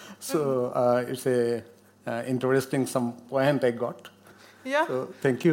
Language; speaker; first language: English; non-native, learner; Bangla